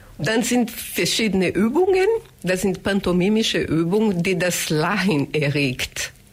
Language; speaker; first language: German; non-native, fluent; Portuguese